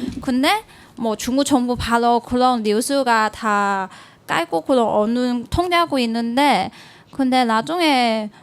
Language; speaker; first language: Korean; non-native, learner; Cantonese